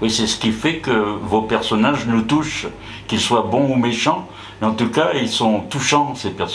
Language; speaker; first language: French; native; French